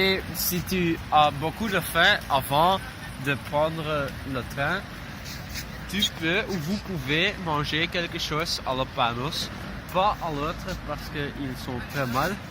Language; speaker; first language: French; non-native, learner; Dutch